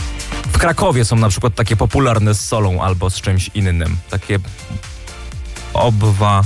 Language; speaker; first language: Polish; native; Polish